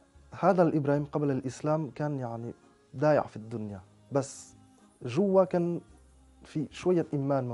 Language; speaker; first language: Arabic; non-native, learner; French